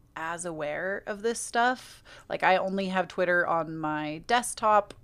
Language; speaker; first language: English; native; English